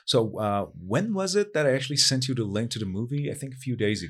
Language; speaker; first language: English; non-native, fluent; Persian